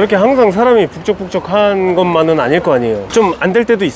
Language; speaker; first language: Korean; native; Korean